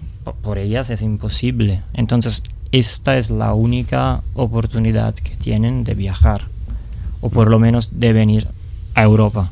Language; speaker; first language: Spanish; non-native, fluent; Italian